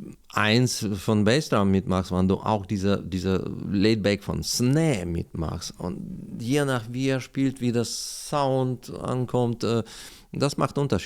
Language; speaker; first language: German; non-native, learner; Russian